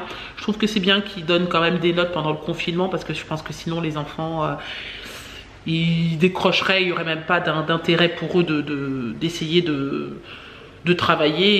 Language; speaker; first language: French; native; French